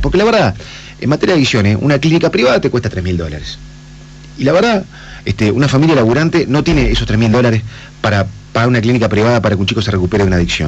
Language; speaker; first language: Spanish; native; Spanish